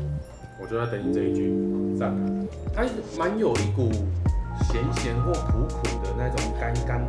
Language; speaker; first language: Chinese; native; Chinese